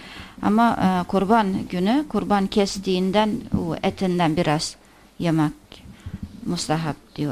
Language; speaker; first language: Turkish; non-native, fluent; Azerbaijani